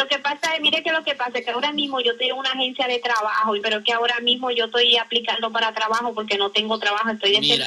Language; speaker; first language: Spanish; native; Spanish